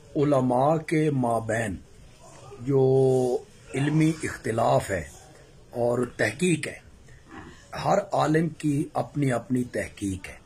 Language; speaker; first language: Urdu; non-native, local second language; Punjabi